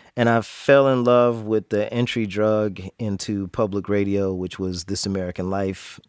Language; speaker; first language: English; native; English